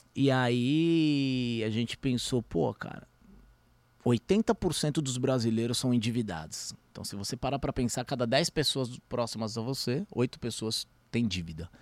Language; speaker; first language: Portuguese; early bilingual, other home language; Spanish